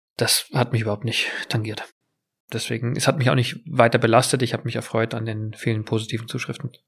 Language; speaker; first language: German; native; German